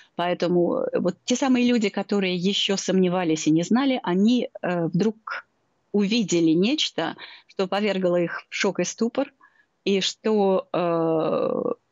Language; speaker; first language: Russian; native; Russian